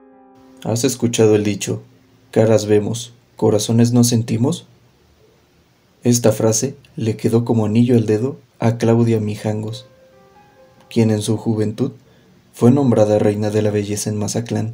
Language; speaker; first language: Spanish; native; Spanish